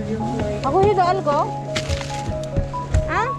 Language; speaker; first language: Spanish; non-native, learner; Filipino